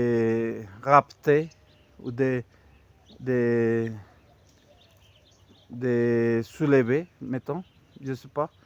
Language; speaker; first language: French; non-native, fluent; Spanish